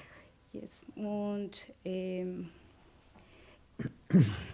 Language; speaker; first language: English; non-native, learner; Spanish